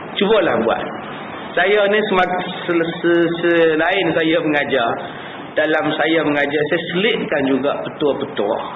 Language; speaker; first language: Malay; native; Malay